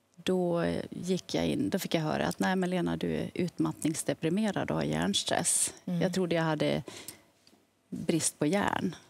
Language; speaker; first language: Swedish; native; Swedish